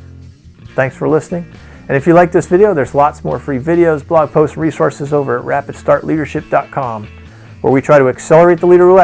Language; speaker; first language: English; native; English